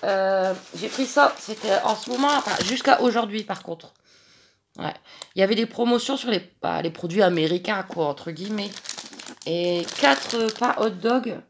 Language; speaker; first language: French; native; French